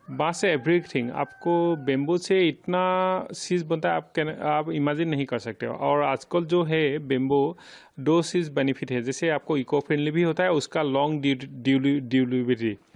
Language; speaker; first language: Hindi; non-native, local second language; Assamese